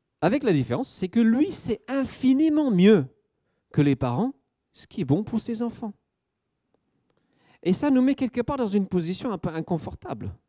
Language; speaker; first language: French; native; French